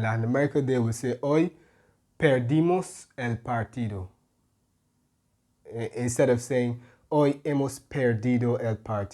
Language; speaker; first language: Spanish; non-native, fluent; English